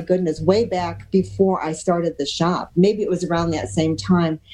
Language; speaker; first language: English; native; English